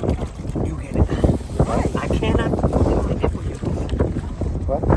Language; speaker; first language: English; non-native, learner; Khmer